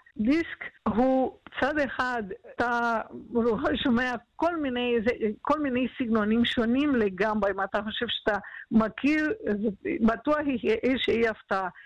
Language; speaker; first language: Hebrew; non-native, fluent; Portuguese